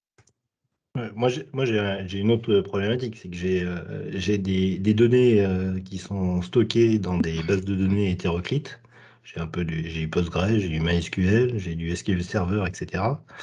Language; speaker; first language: French; native; French